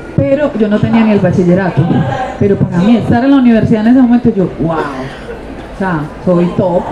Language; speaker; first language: Spanish; native; Spanish